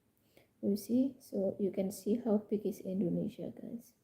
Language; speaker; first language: English; non-native, fluent; Indonesian